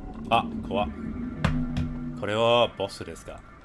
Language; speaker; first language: Japanese; non-native, fluent; English